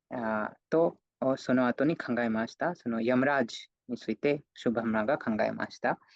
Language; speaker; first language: Japanese; non-native, fluent; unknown